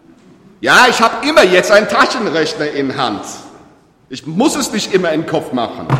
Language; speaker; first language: German; non-native, learner; English